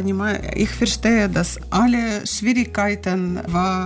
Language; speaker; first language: German; non-native, learner; Russian